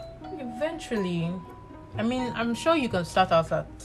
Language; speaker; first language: English; non-native, local second language; Igbo